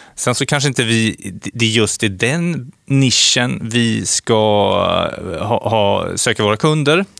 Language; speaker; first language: Swedish; native; Swedish